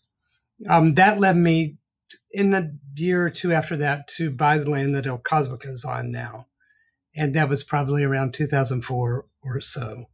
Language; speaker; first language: English; native; English